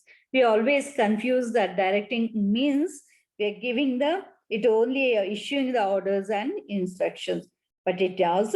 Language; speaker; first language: English; non-native, local second language; Kannada